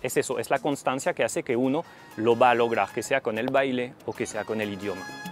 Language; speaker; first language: Spanish; non-native, fluent; French